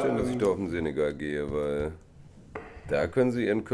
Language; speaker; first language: German; native; German